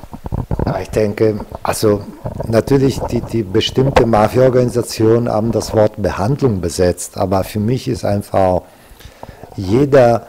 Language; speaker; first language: German; non-native, fluent; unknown